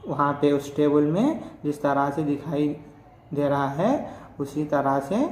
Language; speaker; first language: Hindi; non-native, local second language; Telugu